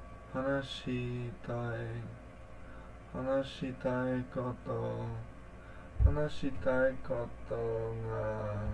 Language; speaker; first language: Japanese; non-native, learner; English